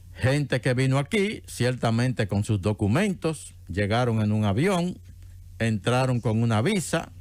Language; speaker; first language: Spanish; native; Spanish